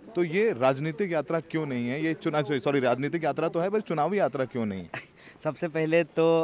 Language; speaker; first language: Hindi; native; Hindi